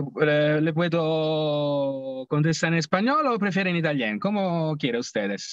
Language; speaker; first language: Spanish; non-native, learner; Italian